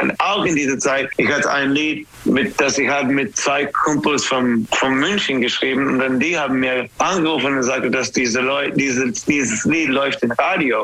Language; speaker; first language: German; non-native, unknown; English